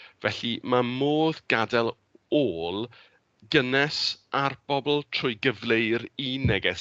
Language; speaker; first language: Welsh; native; Welsh